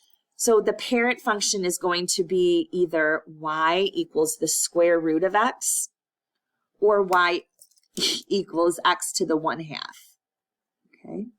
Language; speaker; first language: English; native; English